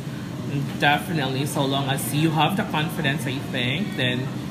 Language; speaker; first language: English; non-native, local second language; Cebuano